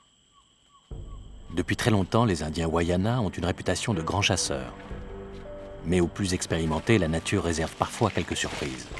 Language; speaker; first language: French; native; French